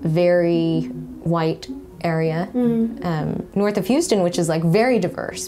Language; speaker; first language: English; native; English